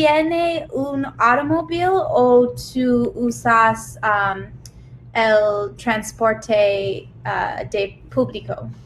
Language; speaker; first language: Spanish; non-native, learner; English